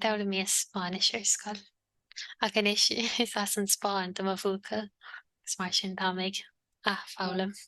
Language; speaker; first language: Irish; native; Irish